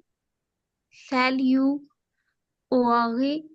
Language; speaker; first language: French; non-native, learner; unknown